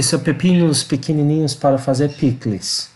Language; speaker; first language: Portuguese; non-native, learner; English